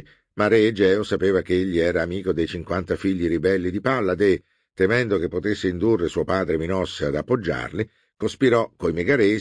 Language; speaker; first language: Italian; native; Italian